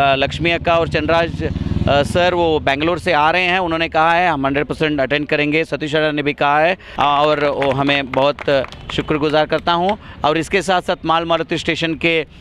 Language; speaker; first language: Hindi; non-native, local second language; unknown